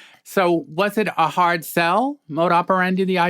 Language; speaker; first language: English; native; English